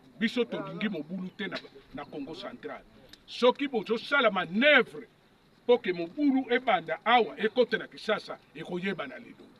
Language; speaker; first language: Lingala; non-native, local second language; Kongo